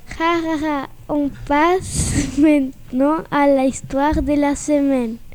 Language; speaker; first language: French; non-native, learner; Spanish